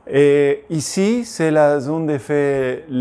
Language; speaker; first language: French; non-native, learner; Spanish